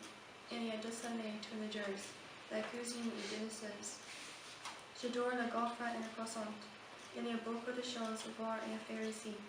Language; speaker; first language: French; non-native, learner; English